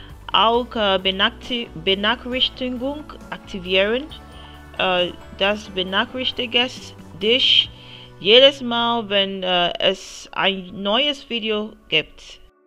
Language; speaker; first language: German; non-native, learner; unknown